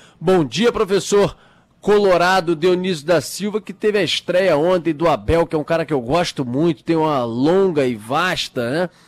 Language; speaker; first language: Portuguese; native; Portuguese